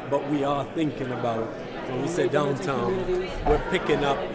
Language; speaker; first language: English; native; English